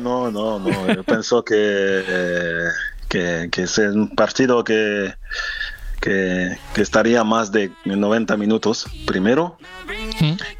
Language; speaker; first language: Spanish; non-native, fluent; French